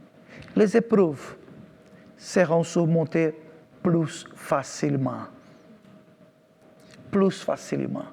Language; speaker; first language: French; non-native, fluent; Portuguese